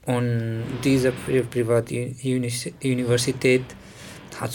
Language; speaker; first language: German; non-native, learner; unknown